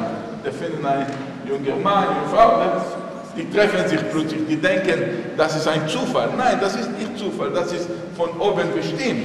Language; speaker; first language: German; non-native, fluent; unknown